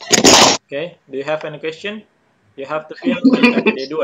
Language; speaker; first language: English; non-native, fluent; Indonesian